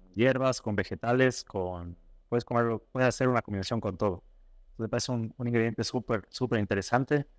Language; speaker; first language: Spanish; native; Spanish